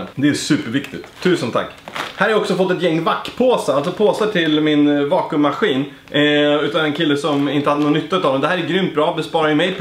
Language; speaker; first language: Swedish; native; Swedish